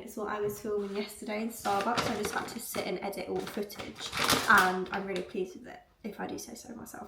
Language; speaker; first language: English; native; English